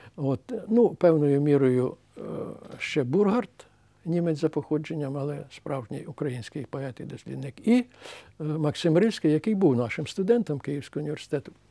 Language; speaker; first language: Ukrainian; native; Ukrainian